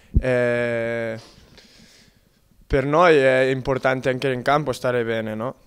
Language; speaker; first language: Italian; non-native, fluent; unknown